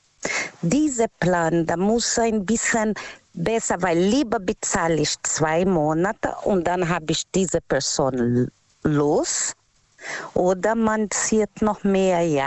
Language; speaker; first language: German; non-native, fluent; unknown